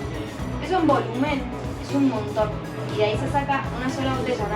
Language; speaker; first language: Spanish; native; Spanish